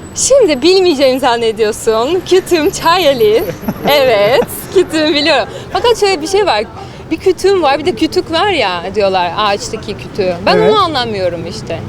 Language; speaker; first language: Turkish; non-native, fluent; Portuguese